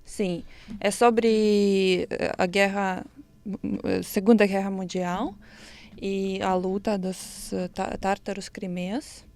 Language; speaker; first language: Portuguese; non-native, learner; Ukrainian